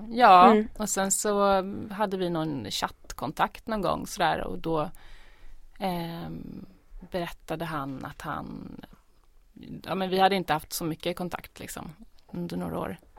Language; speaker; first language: Swedish; native; Swedish